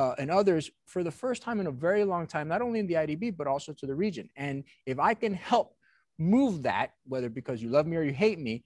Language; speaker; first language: English; native; English